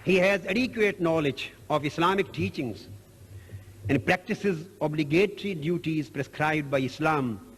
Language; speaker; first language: English; non-native, local second language; Punjabi